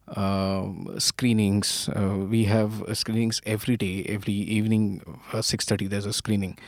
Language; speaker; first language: English; non-native, local second language; Marathi